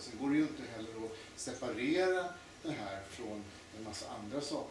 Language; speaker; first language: Swedish; native; Swedish